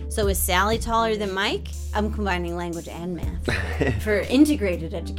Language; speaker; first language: English; native; English